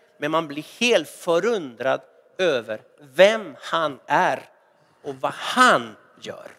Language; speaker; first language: Swedish; non-native, fluent; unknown